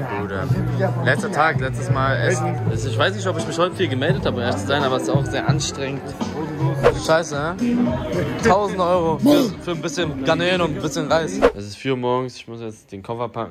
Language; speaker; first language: German; native; German